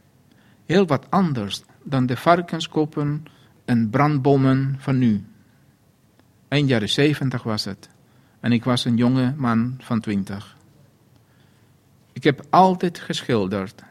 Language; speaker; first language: Dutch; non-native, fluent; Spanish